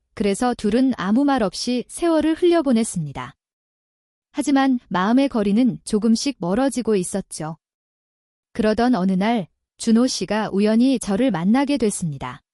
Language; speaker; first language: Korean; native; Korean